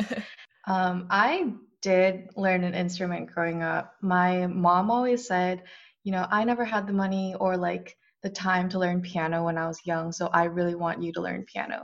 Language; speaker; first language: English; native; English